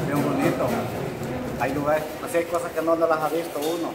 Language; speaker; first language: Spanish; native; Spanish